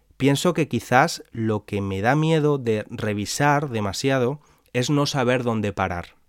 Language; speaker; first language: Spanish; native; Spanish